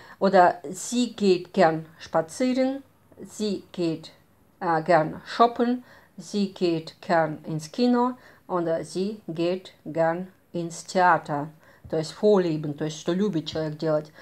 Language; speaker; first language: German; non-native, fluent; Russian